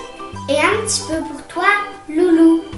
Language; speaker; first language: French; non-native, learner; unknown